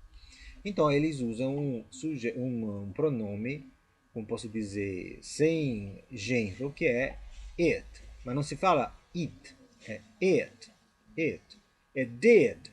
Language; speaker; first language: Portuguese; non-native, fluent; Italian